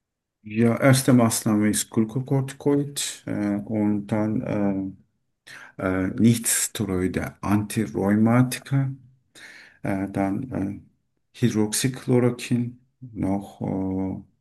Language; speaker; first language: German; non-native, learner; Turkish